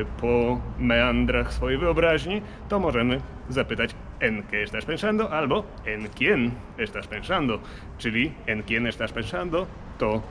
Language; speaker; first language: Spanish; non-native, fluent; Polish